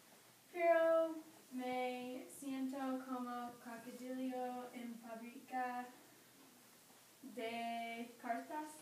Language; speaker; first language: Spanish; non-native, learner; English